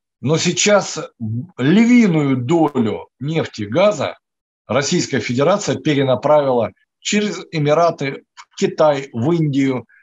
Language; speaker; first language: Russian; native; Russian